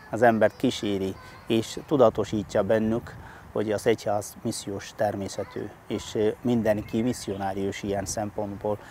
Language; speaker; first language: Hungarian; non-native, fluent; Malayalam